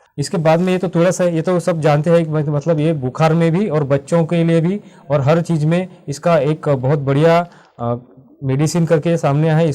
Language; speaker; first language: Hindi; non-native, local second language; Marathi